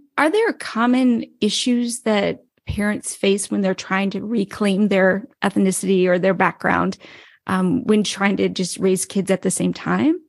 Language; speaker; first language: English; native; English